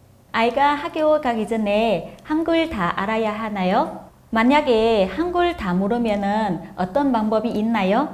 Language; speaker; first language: Korean; non-native, fluent; Vietnamese